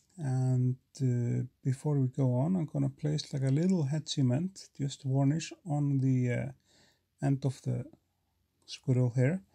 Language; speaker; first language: English; non-native, fluent; Icelandic